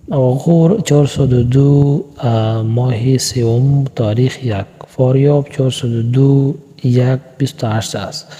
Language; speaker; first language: Persian; non-native, local second language; Pashto